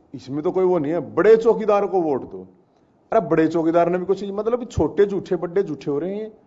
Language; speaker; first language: Hindi; native; Hindi